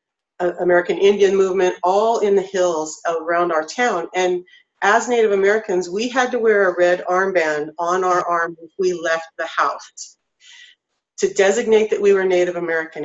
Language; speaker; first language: English; native; English